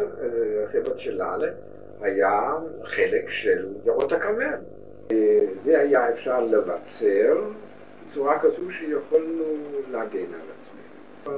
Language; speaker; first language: Hebrew; non-native, fluent; German